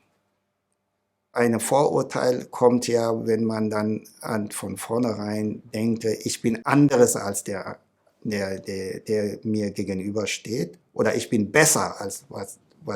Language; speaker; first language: German; non-native, fluent; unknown